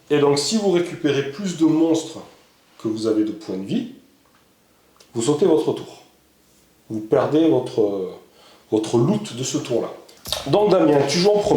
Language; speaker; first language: French; native; French